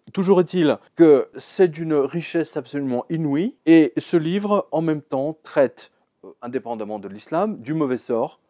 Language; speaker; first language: French; native; French